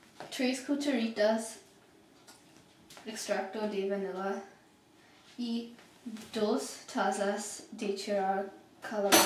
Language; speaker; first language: Spanish; non-native, learner; English